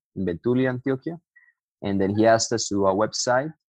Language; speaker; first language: English; non-native, fluent; Spanish